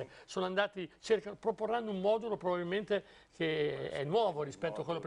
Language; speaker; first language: Italian; native; Italian